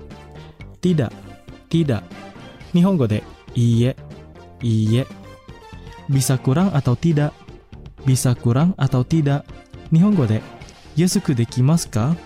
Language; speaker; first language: Japanese; non-native, fluent; Indonesian